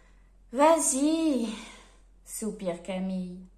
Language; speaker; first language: French; native; French